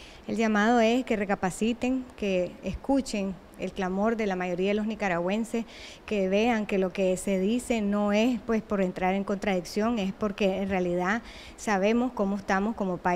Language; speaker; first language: Spanish; native; Spanish